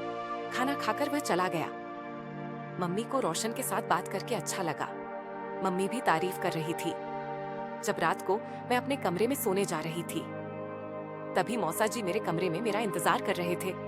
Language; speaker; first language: Hindi; native; Hindi